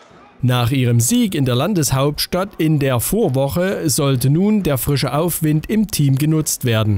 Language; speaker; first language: German; native; German